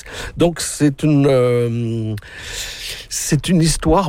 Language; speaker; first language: French; native; French